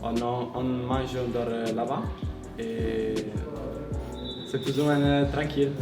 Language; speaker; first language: French; non-native, learner; Italian